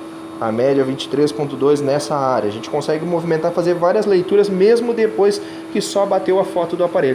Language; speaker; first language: Portuguese; native; Portuguese